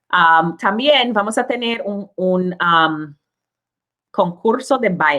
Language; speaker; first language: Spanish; non-native, learner; English